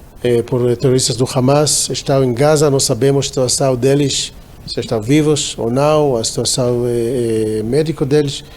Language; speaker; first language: Portuguese; non-native, fluent; Hebrew